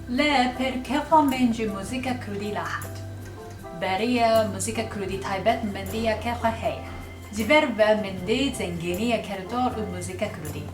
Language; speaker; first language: Kurdish; non-native, learner; Japanese